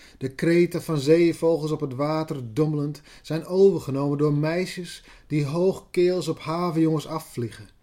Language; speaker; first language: Dutch; non-native, local second language; Western Frisian